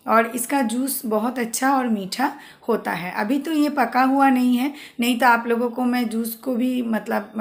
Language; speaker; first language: Hindi; non-native, local second language; Bangla